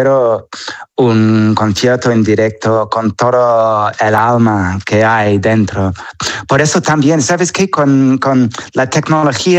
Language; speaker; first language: Spanish; non-native, fluent; English